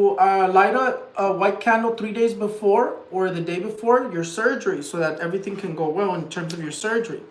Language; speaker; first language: English; early bilingual, other home language; Spanish